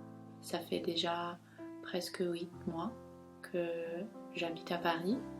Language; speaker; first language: French; non-native, fluent; Ukrainian